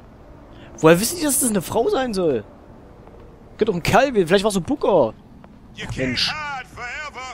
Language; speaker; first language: German; native; German